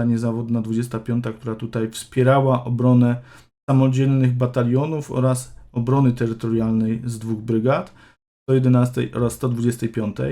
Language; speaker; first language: Polish; native; Polish